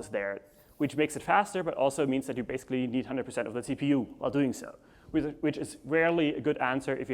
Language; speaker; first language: English; non-native, fluent; German